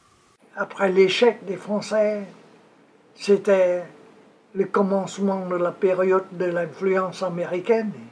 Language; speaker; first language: French; non-native, local second language; Vietnamese